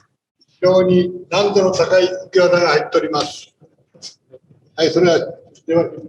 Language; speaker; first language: Japanese; native; Japanese